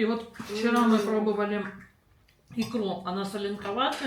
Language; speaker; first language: Russian; native; Russian